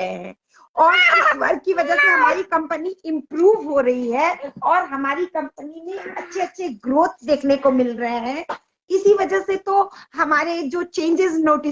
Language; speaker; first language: Hindi; native; Hindi